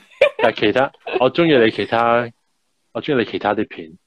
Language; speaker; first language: Chinese; early bilingual, heritage; Cantonese